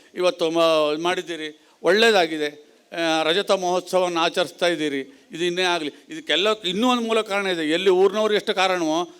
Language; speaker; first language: Kannada; native; Kannada